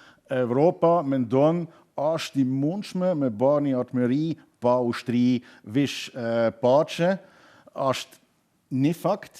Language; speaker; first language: Albanian; non-native, learner; German